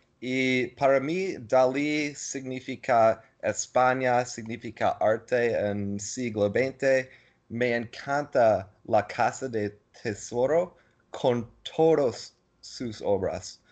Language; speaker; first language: Spanish; non-native, learner; English